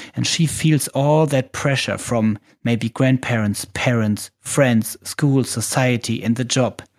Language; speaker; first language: English; non-native, fluent; German